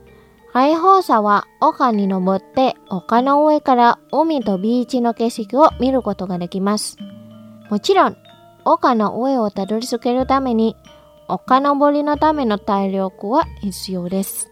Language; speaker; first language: Japanese; non-native, fluent; Indonesian